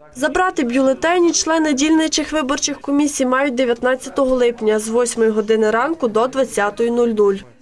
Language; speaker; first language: Ukrainian; native; Ukrainian